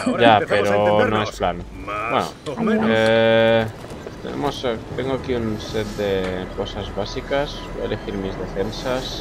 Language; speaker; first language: Spanish; native; Spanish